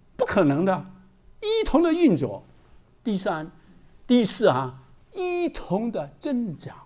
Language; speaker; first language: Chinese; non-native, local second language; Cantonese